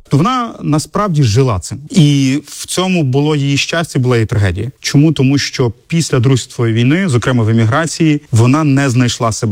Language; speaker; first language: Ukrainian; native; Ukrainian